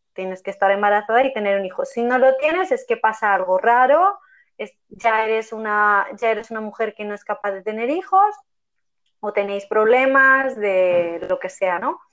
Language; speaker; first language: Spanish; non-native, fluent; Armenian